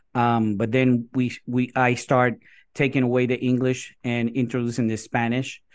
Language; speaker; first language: English; non-native, fluent; Spanish